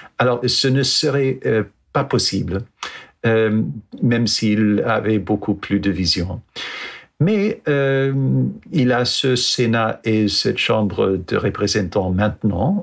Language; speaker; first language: French; non-native, fluent; English